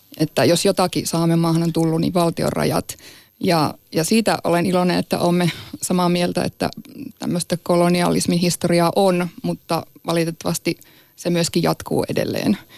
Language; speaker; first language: Finnish; non-native, local second language; Northern Sami